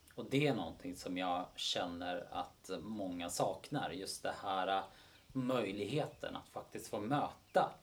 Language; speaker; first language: Swedish; early bilingual, other home language; Bosnian